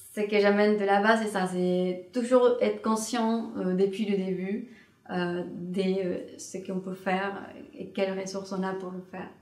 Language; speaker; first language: French; non-native, fluent; Spanish